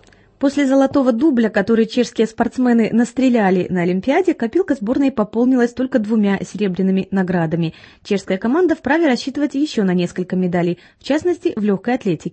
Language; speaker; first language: Russian; native; Russian